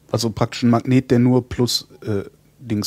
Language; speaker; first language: German; native; German